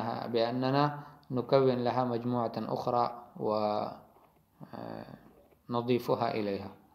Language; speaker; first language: Arabic; non-native, fluent; Urdu